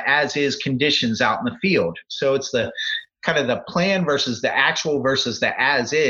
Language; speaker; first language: English; native; English